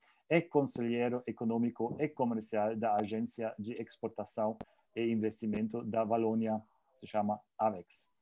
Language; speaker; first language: Portuguese; non-native, learner; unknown